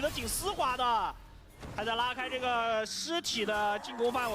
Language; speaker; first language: Chinese; native; Chinese